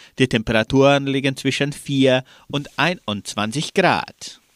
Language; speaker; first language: German; early bilingual, heritage; German